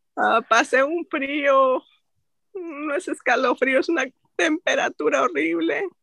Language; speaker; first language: Spanish; native; Spanish